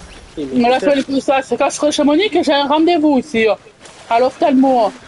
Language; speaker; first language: French; native; French